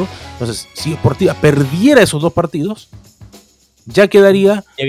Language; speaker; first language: Spanish; native; Spanish